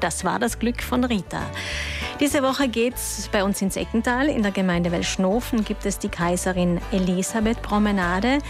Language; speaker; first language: German; native; German